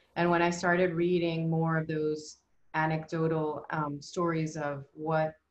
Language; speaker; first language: English; early bilingual, other home language; Spanish